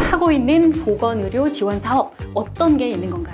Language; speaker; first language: Korean; native; Korean